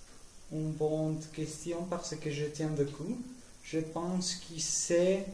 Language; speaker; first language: French; non-native, learner; Spanish